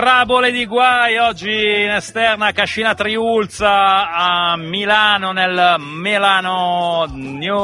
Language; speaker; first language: Italian; native; Italian